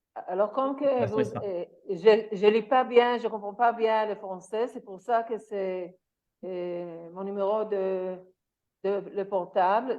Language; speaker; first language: French; non-native, learner; Hebrew